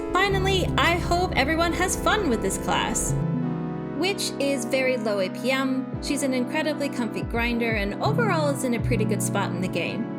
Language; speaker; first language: English; native; English